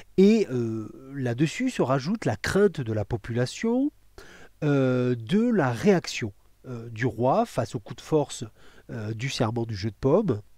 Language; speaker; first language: French; native; French